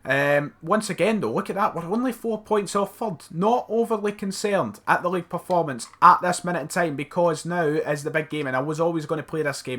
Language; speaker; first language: English; native; English